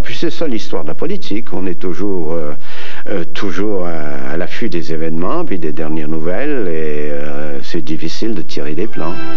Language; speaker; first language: French; native; French